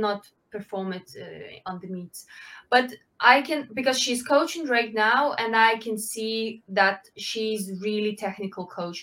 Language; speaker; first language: English; non-native, fluent; Ukrainian